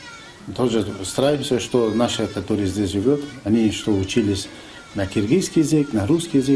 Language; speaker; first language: Russian; non-native, fluent; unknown